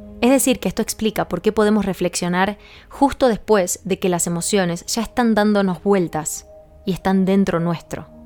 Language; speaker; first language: Spanish; native; Spanish